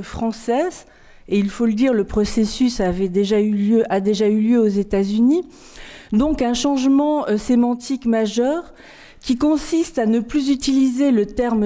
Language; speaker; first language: French; native; French